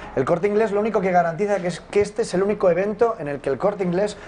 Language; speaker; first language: Spanish; native; Spanish